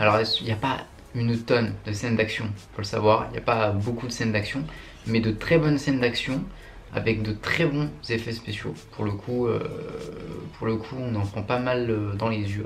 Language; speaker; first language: French; native; French